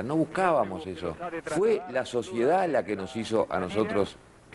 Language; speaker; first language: Spanish; native; Spanish